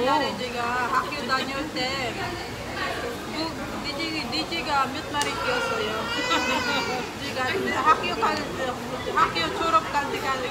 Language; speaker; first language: Korean; non-native, learner; Filipino